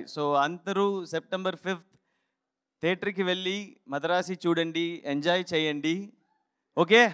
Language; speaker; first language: Telugu; non-native, learner; Tamil